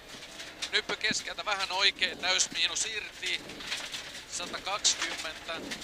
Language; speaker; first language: Finnish; native; Finnish